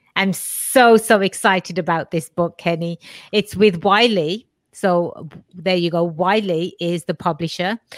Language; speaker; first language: English; native; English